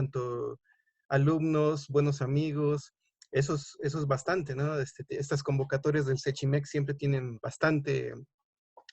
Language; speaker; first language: Spanish; native; Spanish